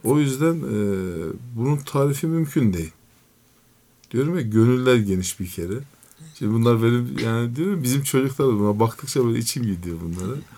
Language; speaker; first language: Turkish; native; Turkish